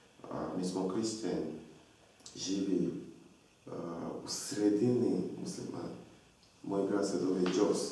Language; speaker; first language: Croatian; non-native, learner; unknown